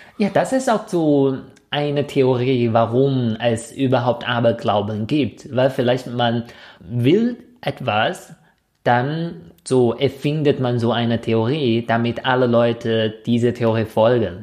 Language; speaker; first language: German; non-native, fluent; Chinese